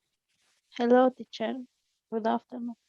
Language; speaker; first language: English; non-native, learner; Spanish